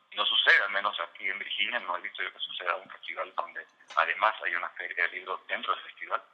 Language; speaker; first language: Spanish; native; Spanish